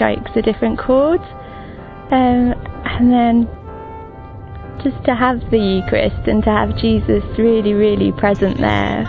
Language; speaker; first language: English; native; English